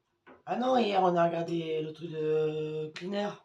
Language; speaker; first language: French; native; French